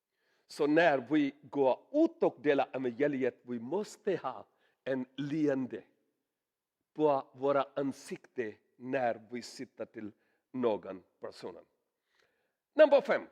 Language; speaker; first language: Swedish; non-native, learner; Urdu